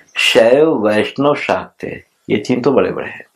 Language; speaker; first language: Hindi; non-native, local second language; Telugu